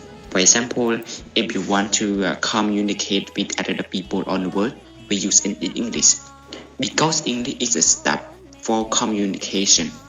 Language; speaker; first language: English; non-native, learner; Khmer